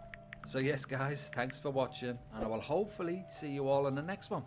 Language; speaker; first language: English; native; English